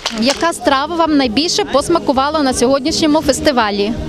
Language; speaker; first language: Ukrainian; native; Ukrainian